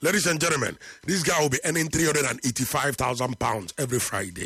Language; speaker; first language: English; non-native, local second language; Igbo